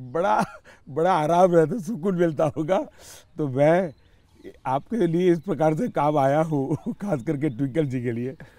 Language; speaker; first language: Hindi; non-native, local second language; Gujarati